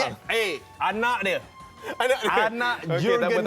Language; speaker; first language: Malay; native; Malay